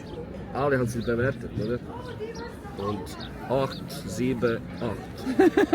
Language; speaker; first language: German; non-native, learner; Bosnian